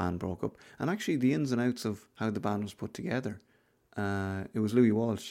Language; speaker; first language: English; native; English